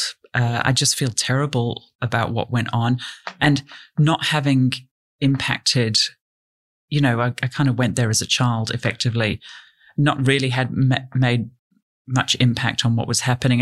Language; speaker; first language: English; native; English